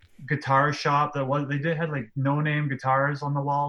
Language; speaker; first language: English; native; English